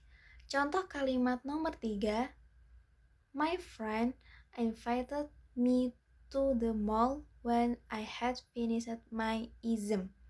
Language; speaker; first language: English; non-native, learner; Indonesian